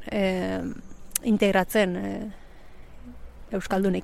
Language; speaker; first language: Basque; early bilingual, other home language; Spanish